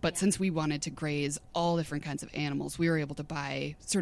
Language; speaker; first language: English; native; English